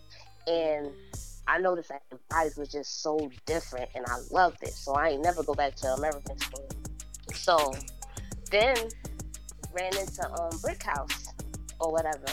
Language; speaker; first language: English; native; English